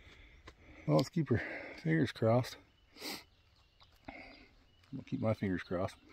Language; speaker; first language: English; native; English